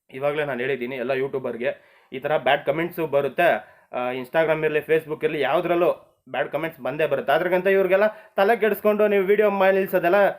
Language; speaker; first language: Kannada; non-native, local second language; Marathi